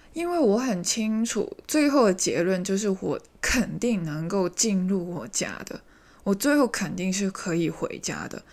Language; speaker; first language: Chinese; native; Chinese